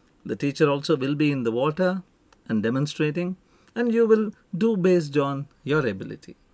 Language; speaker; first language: English; non-native, local second language; Tamil